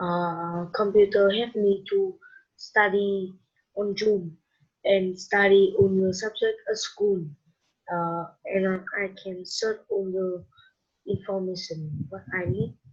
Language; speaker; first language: English; non-native, learner; Vietnamese